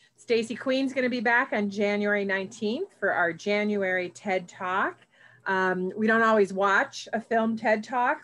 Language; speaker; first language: English; native; English